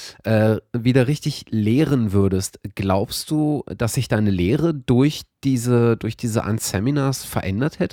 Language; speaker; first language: German; native; German